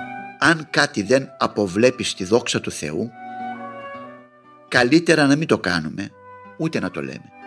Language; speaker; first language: Greek; native; Greek